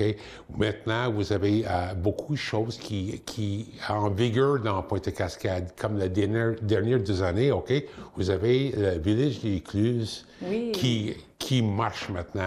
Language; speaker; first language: French; non-native, local second language; English